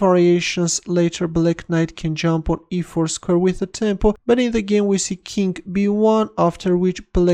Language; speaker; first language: English; non-native, fluent; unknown